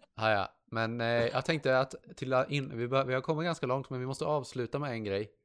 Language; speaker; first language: Swedish; native; Swedish